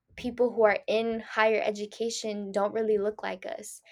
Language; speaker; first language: English; early bilingual, other home language; Spanish